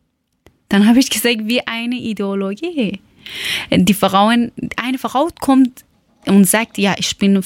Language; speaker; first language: German; non-native, learner; Persian